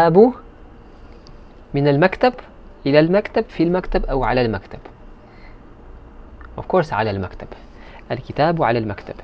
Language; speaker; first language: Arabic; non-native, fluent; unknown